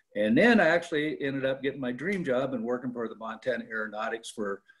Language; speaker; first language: English; native; English